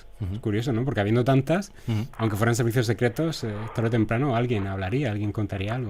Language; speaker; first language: Spanish; native; Spanish